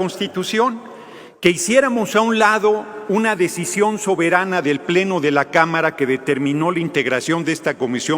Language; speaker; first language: Spanish; native; Spanish